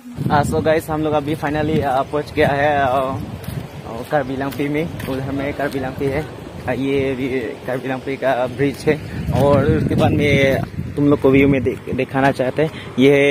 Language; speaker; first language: Hindi; non-native, local second language; Karbi